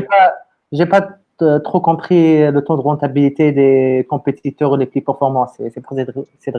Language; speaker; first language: French; non-native, fluent; Romanian